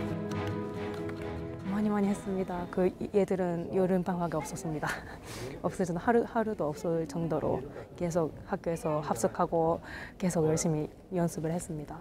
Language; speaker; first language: Korean; early bilingual, heritage; Japanese